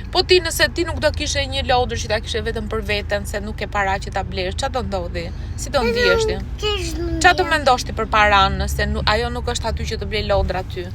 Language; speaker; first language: Albanian; native; Albanian